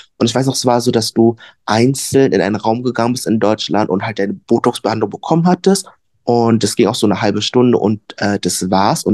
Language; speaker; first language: German; early bilingual, other home language; Vietnamese